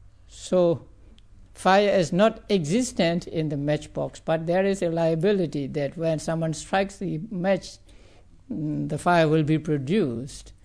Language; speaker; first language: English; non-native, fluent; Burmese